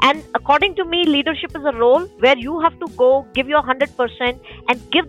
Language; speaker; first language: English; non-native, local second language; Hindi